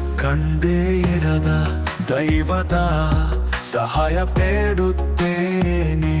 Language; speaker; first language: Kannada; native; Kannada